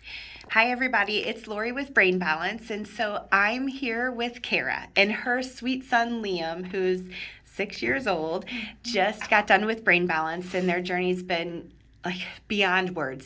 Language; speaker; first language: English; native; English